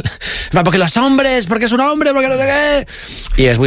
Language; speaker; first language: Spanish; native; Spanish